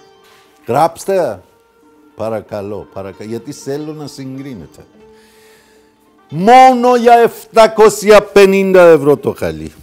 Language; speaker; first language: Greek; non-native, fluent; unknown